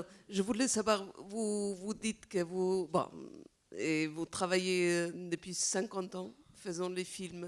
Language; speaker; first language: French; non-native, fluent; Spanish